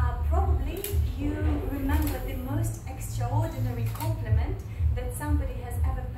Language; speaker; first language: English; non-native, fluent; Russian